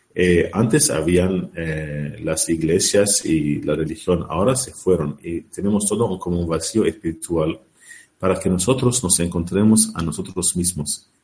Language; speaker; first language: Spanish; non-native, learner; Arabic